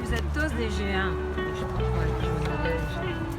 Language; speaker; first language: French; native; French